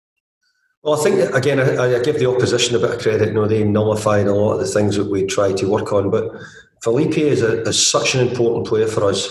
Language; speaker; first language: English; native; English